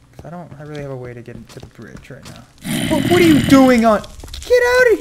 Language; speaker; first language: English; native; English